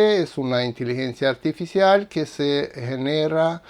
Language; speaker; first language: Spanish; non-native, fluent; Russian